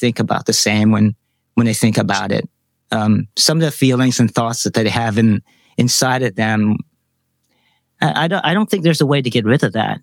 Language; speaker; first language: English; early bilingual, other home language; Vietnamese